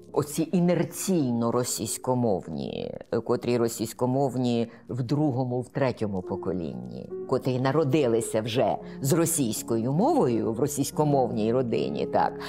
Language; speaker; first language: Ukrainian; native; Ukrainian